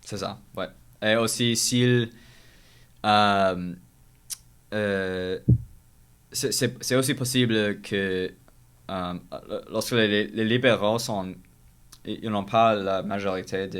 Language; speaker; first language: French; non-native, learner; English